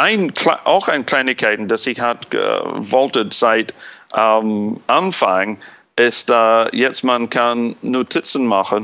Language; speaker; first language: German; non-native, fluent; English